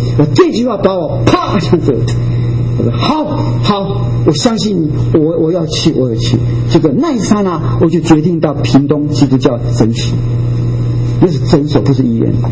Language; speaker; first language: Chinese; non-native, local second language; Japanese